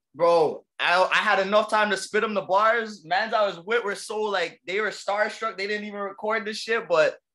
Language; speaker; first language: English; native; English